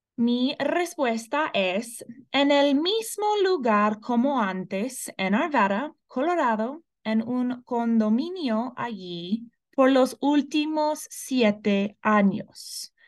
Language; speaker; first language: Spanish; non-native, fluent; English